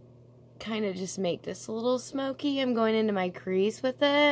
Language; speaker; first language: English; native; English